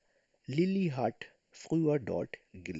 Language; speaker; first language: German; non-native, fluent; Urdu